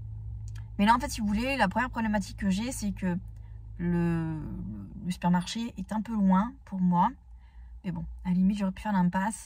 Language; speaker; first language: French; native; French